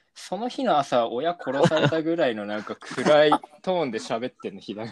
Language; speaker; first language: Japanese; native; Japanese